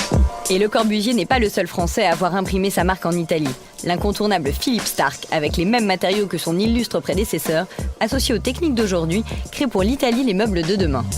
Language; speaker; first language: French; native; French